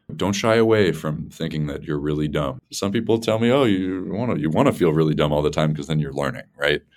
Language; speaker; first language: English; native; English